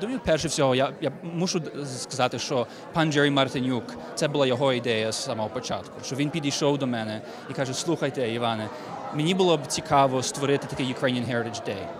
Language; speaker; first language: Ukrainian; early bilingual, heritage; Ukrainian